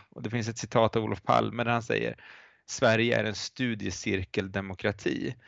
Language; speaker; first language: Swedish; native; Swedish